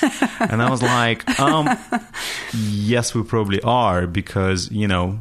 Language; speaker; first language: English; non-native, fluent; Russian